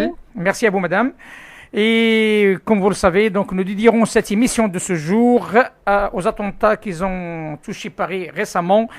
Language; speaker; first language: French; non-native, local second language; Arabic